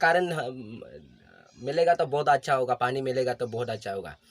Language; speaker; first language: Hindi; non-native, local second language; Kok Borok